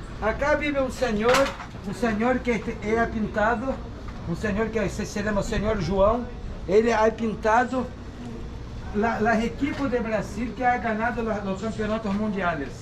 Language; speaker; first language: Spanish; non-native, fluent; Portuguese